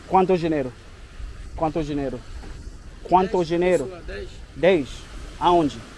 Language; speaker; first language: Portuguese; non-native, learner; English